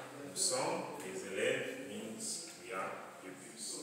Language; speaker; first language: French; non-native, fluent; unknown